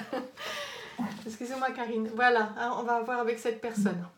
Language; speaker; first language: French; native; French